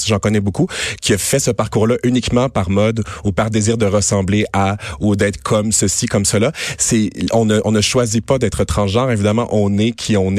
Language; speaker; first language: French; native; French